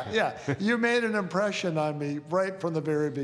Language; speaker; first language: English; native; English